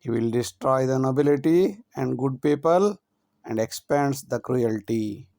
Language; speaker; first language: English; non-native, local second language; Kannada